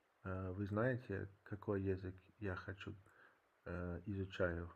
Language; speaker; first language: Russian; non-native, learner; English